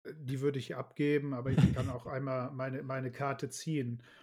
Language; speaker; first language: German; native; German